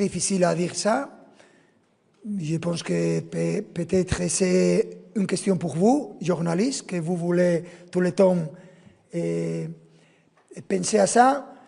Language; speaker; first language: French; non-native, fluent; Spanish